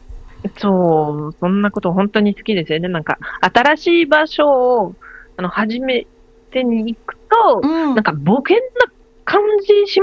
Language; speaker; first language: Japanese; non-native, learner; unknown